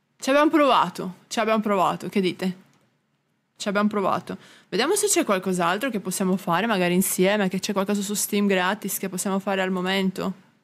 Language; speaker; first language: Italian; native; Italian